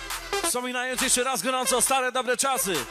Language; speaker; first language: Polish; native; Polish